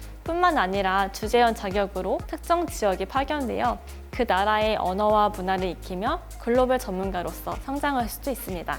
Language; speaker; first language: Korean; native; Korean